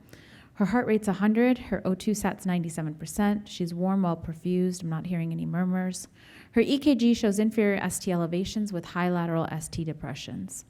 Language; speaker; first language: English; native; English